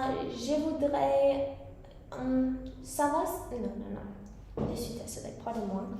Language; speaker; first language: French; non-native, learner; English